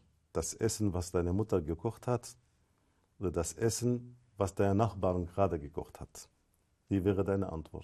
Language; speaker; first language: German; non-native, fluent; Arabic